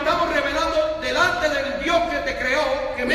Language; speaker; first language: Spanish; native; Spanish